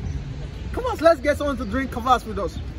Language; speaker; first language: English; non-native, learner; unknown